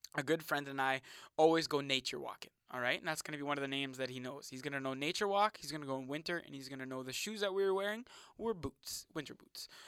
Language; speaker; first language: English; native; English